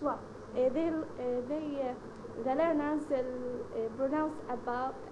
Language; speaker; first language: English; non-native, learner; Arabic